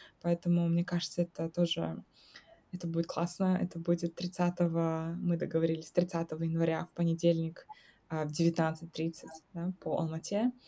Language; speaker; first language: Russian; native; Russian